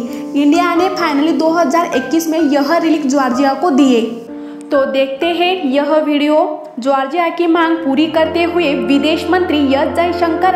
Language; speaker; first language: Hindi; native; Hindi